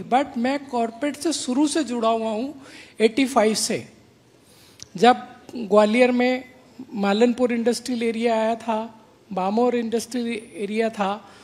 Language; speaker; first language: Hindi; native; Hindi